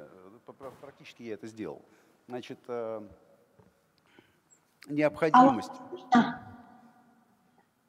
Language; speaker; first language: Russian; native; Russian